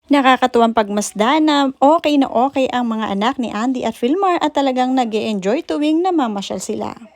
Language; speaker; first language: Filipino; native; Filipino